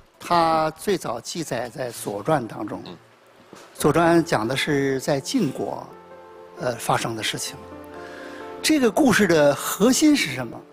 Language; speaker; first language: Chinese; native; Chinese